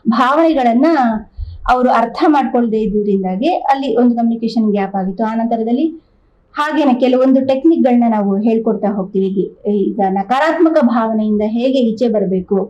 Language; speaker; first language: Kannada; native; Kannada